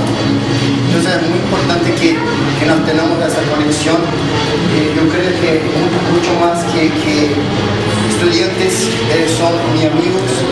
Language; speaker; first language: Spanish; non-native, learner; Portuguese